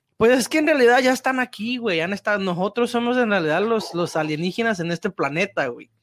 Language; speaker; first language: Spanish; native; Spanish